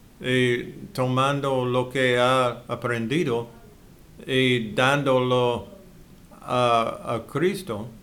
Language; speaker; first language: Spanish; non-native, learner; English